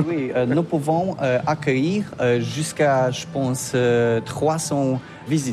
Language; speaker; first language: French; non-native, learner; Polish